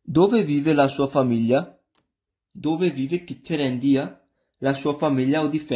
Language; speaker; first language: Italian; non-native, fluent; Punjabi